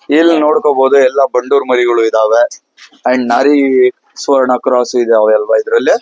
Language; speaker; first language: Kannada; non-native, local second language; Urdu